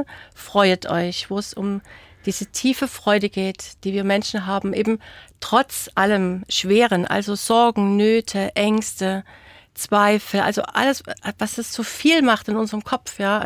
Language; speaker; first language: German; native; German